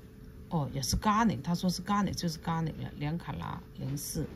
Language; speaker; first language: Chinese; non-native, local second language; Cantonese